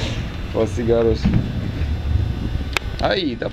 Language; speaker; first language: Portuguese; non-native, learner; German